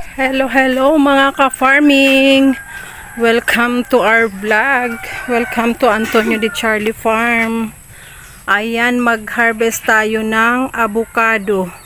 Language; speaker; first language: Filipino; non-native, local second language; Bikol